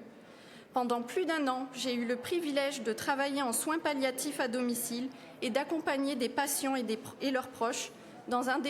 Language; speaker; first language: French; native; French